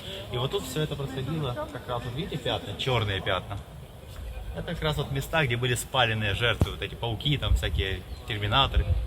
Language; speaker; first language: Russian; native; Russian